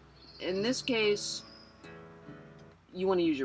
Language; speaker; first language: English; native; English